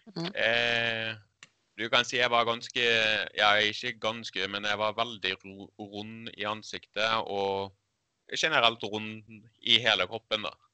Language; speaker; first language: Norwegian; early bilingual, other home language; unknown